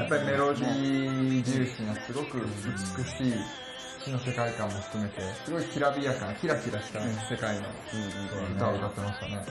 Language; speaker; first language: Japanese; native; Japanese